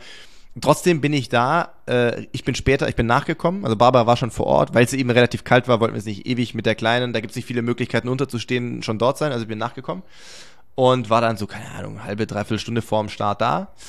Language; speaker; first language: German; native; German